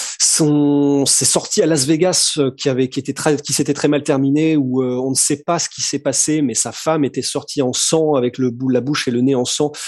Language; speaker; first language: French; native; French